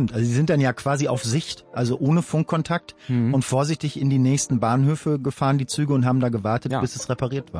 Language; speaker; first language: German; native; German